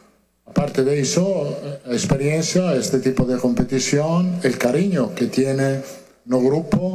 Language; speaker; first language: Portuguese; non-native, learner; Italian